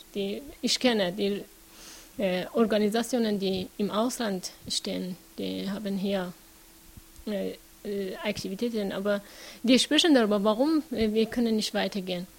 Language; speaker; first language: German; non-native, learner; Persian